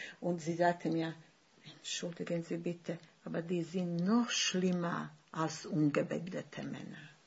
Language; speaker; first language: German; non-native, fluent; Bosnian